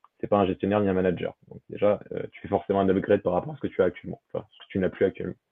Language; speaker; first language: French; early bilingual, other home language; Portuguese